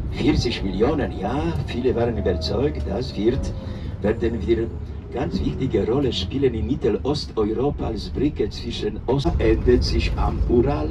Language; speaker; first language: German; non-native, fluent; Polish